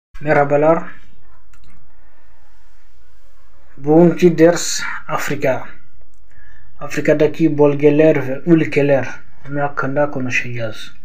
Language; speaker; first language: Turkish; non-native, fluent; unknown